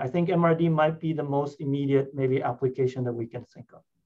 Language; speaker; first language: English; non-native, fluent; Japanese